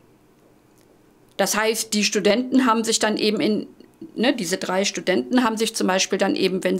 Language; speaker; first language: German; native; German